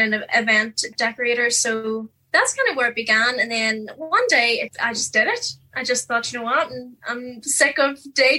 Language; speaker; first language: English; native; English